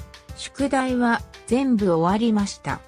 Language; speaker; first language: Japanese; non-native, learner; English